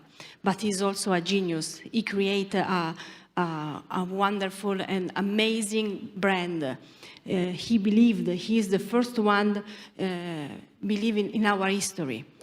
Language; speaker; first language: English; non-native, learner; Italian